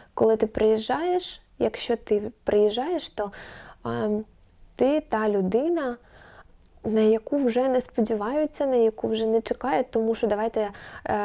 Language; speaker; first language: Ukrainian; non-native, local second language; Russian